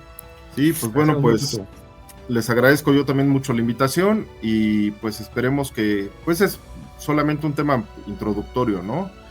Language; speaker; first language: Spanish; native; Spanish